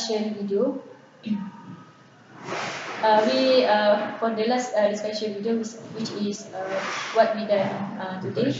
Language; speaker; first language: English; non-native, local second language; Malay